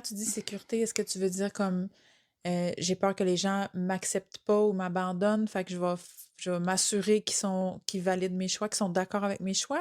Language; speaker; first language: French; native; French